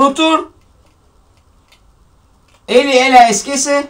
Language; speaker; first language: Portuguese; non-native, learner; Turkish